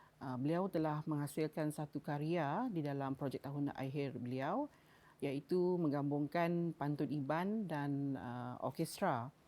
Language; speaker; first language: Malay; native; Malay